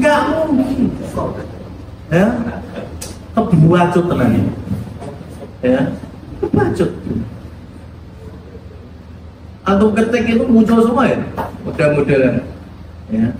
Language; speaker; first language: Indonesian; native; Indonesian